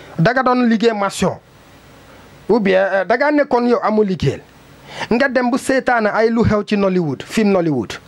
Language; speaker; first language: Wolof; non-native, learner; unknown